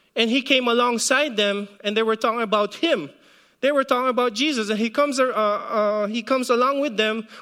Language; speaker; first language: English; non-native, local second language; Filipino